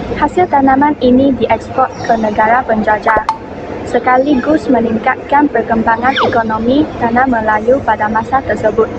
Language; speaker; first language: Malay; non-native, local second language; Chinese